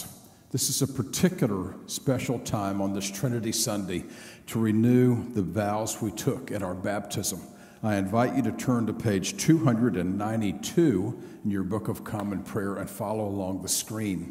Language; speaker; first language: English; native; English